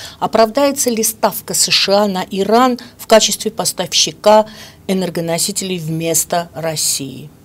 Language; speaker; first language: Russian; non-native, local second language; Armenian